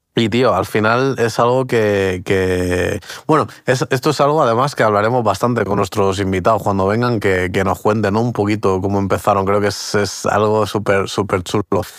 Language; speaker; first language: Spanish; early bilingual, other home language; Portuguese